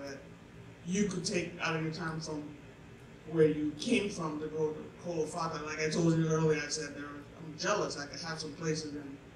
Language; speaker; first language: English; non-native, fluent; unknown